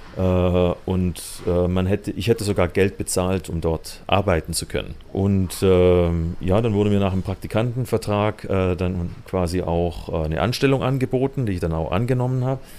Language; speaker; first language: German; native; German